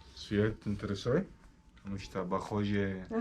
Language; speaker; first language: Russian; non-native, learner; Arabic